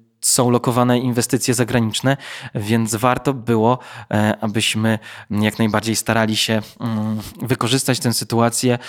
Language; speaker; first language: Polish; native; Polish